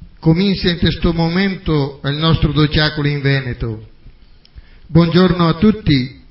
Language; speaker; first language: Italian; native; Italian